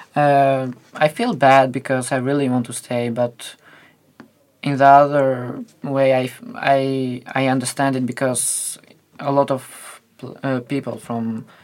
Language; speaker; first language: English; non-native, fluent; Albanian